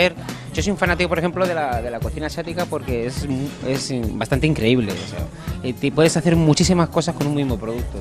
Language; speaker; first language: Spanish; native; Spanish